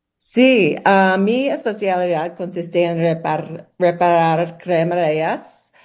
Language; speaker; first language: Spanish; non-native, learner; English